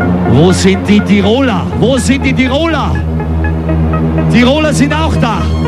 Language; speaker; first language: German; native; German